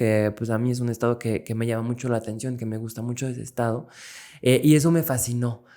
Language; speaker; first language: Spanish; non-native, fluent; French